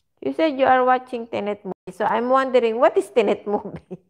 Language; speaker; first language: English; non-native, learner; Filipino